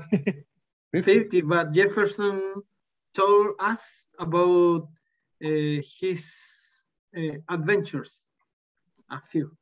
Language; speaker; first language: English; non-native, learner; Spanish